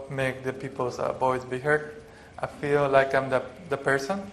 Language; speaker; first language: English; non-native, fluent; Spanish